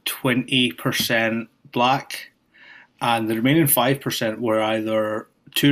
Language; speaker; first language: English; native; English